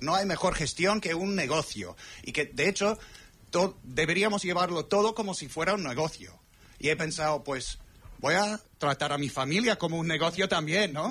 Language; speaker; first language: Spanish; non-native, fluent; English